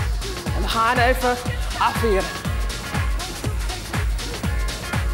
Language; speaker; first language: Dutch; native; Dutch